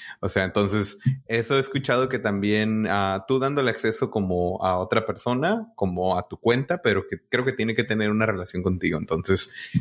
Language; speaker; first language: Spanish; native; Spanish